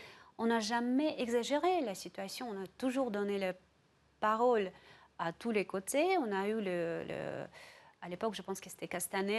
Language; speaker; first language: French; non-native, fluent; Russian